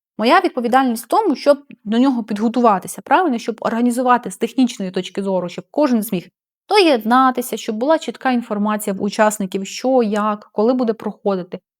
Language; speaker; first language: Ukrainian; non-native, local second language; Russian